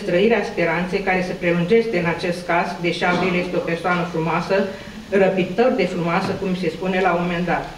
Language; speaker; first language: Romanian; native; Romanian